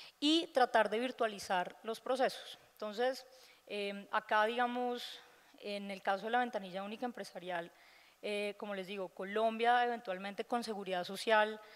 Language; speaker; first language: Spanish; native; Spanish